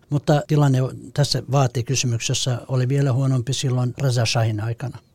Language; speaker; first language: Finnish; non-native, fluent; Kurdish